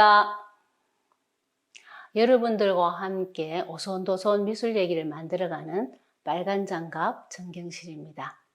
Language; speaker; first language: Korean; native; Korean